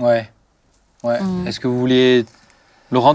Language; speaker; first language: French; native; French